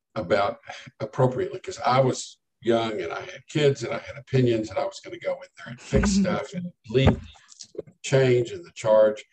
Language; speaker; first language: English; native; English